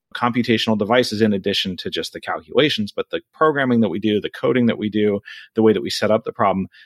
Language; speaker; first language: English; native; English